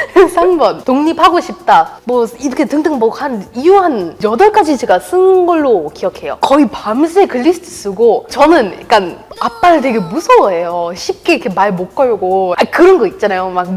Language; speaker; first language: Korean; non-native, fluent; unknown